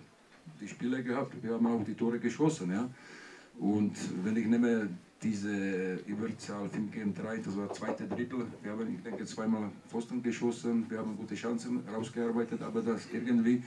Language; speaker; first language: German; non-native, learner; Czech